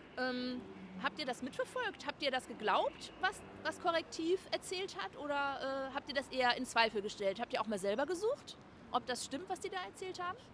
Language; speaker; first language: German; native; German